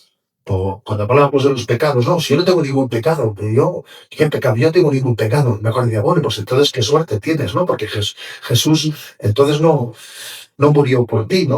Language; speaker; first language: Spanish; native; Spanish